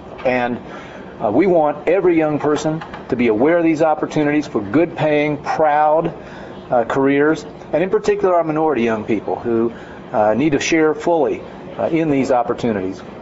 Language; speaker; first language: English; native; English